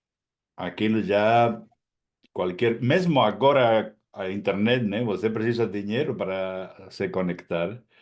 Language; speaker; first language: Portuguese; non-native, fluent; Spanish